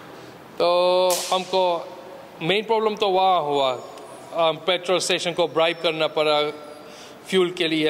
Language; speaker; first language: Hindi; early bilingual, heritage; Hindi